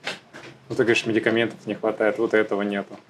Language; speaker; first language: Russian; native; Russian